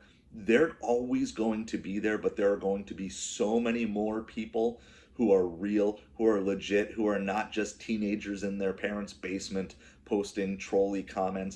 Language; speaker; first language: English; native; English